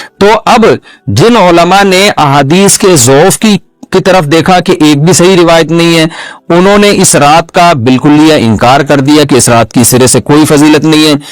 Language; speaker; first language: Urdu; non-native, local second language; Pashto